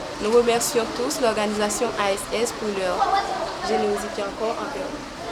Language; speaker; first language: French; non-native, local second language; Haitian Creole